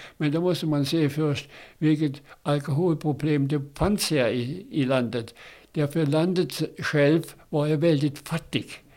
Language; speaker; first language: Swedish; non-native, fluent; German